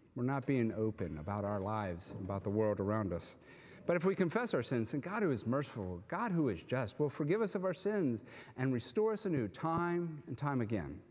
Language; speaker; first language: English; native; English